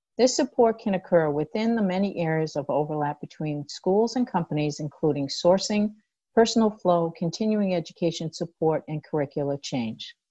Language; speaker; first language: English; native; English